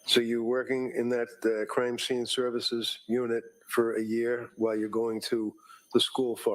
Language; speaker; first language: English; native; English